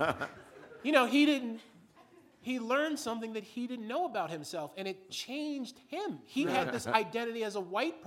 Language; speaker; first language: English; native; English